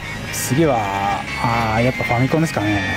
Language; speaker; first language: Japanese; native; Japanese